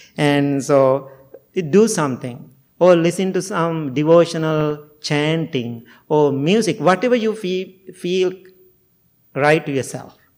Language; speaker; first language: English; non-native, fluent; Sinhala